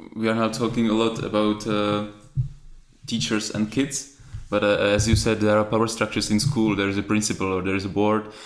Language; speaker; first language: English; non-native, fluent; Czech